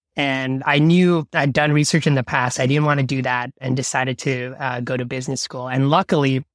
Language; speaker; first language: English; non-native, local second language; Bangla